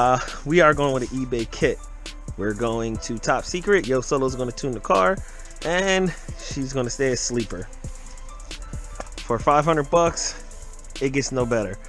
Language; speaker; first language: English; native; English